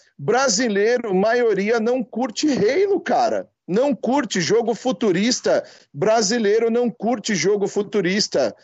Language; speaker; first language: Portuguese; native; Portuguese